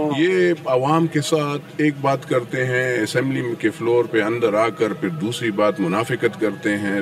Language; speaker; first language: Urdu; non-native, local second language; Pashto